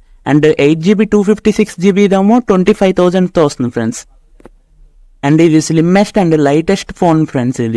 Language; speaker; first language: Telugu; native; Telugu